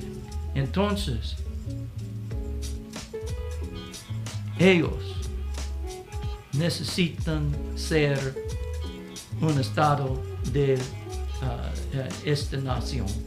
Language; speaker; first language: Spanish; non-native, learner; English